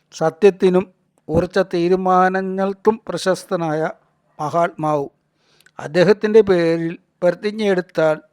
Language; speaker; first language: Malayalam; native; Malayalam